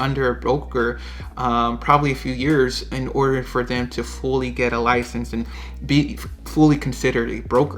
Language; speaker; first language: English; native; English